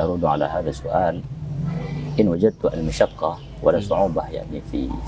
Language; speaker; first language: Arabic; non-native, fluent; Indonesian